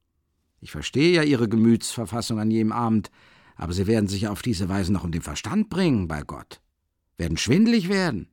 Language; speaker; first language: German; native; German